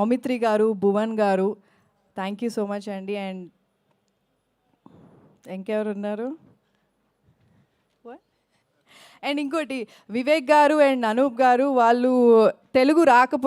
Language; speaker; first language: Telugu; native; Telugu